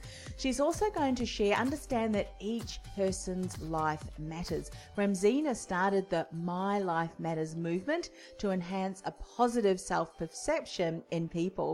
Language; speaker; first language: English; native; English